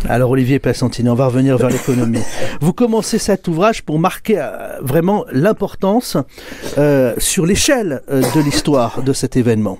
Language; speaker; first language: French; native; French